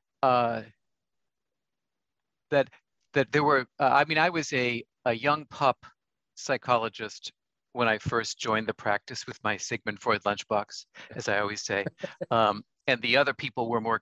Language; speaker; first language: English; native; English